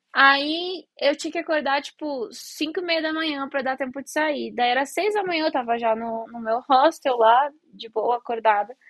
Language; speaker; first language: Portuguese; native; Portuguese